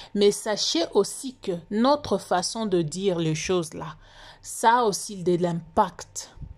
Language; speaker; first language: French; non-native, local second language; Lingala